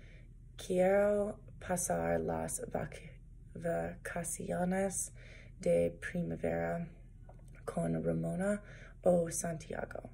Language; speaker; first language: Spanish; non-native, learner; English